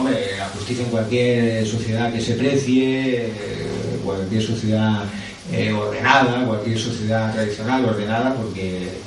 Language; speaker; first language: Spanish; native; Spanish